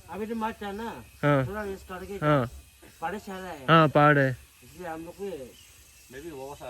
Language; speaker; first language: Hindi; non-native, local second language; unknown